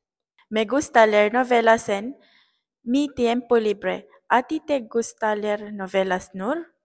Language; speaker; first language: Spanish; non-native, learner; Malay